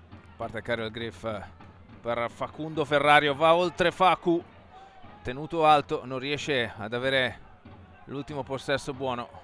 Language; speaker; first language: Italian; native; Italian